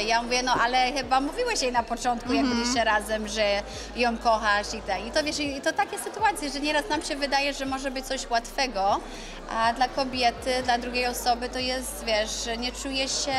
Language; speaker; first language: Polish; early bilingual, other home language; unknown